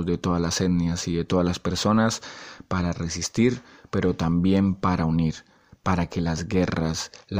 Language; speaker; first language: Spanish; native; Spanish